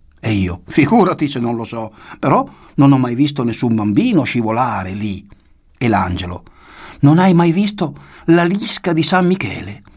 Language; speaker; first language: Italian; native; Italian